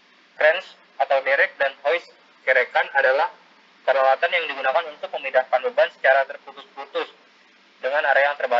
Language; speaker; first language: Indonesian; native; Indonesian